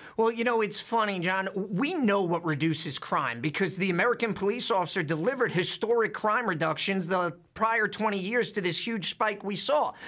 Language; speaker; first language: English; native; English